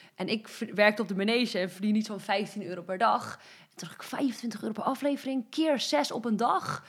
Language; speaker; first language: Dutch; native; Dutch